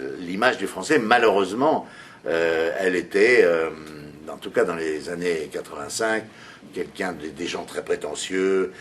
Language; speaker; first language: French; native; French